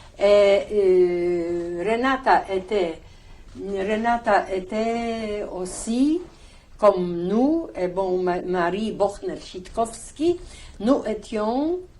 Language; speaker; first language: French; non-native, learner; Polish